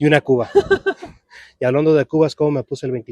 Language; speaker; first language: Spanish; native; Spanish